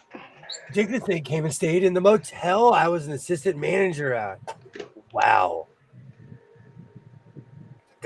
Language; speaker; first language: English; native; English